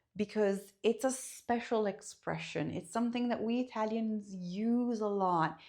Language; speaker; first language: English; non-native, fluent; Italian